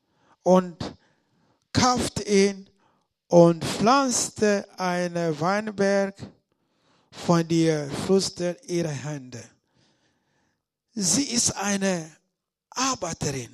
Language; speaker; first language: German; non-native, learner; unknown